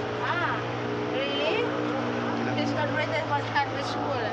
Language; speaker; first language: English; non-native, learner; Filipino